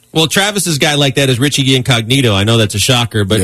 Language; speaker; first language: English; native; English